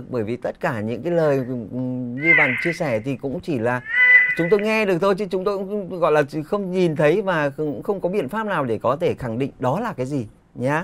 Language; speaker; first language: Vietnamese; native; Vietnamese